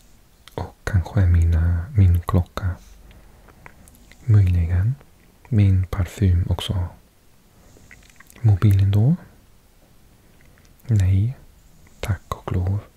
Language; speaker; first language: Swedish; non-native, learner; English